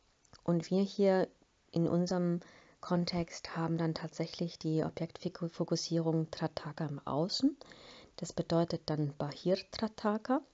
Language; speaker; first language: German; native; German